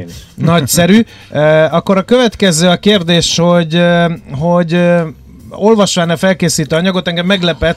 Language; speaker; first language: Hungarian; native; Hungarian